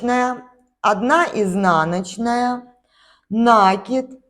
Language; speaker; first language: Russian; native; Russian